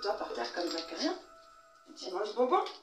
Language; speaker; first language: French; native; French